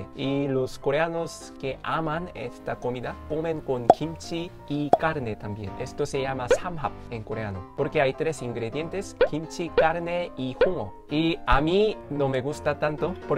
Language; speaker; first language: Spanish; non-native, fluent; Korean